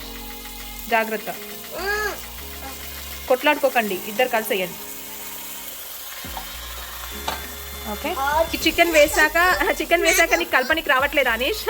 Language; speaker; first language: Telugu; native; Telugu